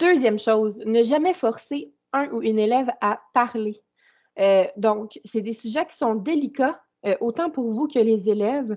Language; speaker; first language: French; native; French